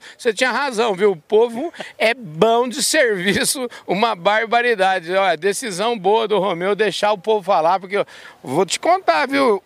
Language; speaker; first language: Portuguese; native; Portuguese